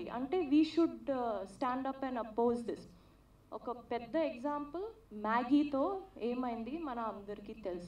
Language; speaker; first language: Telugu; non-native, learner; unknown